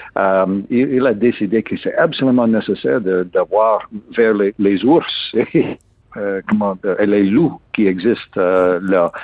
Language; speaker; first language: French; non-native, learner; English